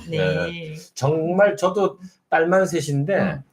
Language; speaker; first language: Korean; native; Korean